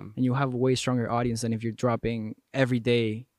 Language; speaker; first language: English; early bilingual, other home language; Spanish